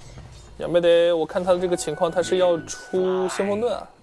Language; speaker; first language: Chinese; native; Chinese